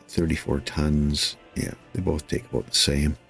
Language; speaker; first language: English; native; English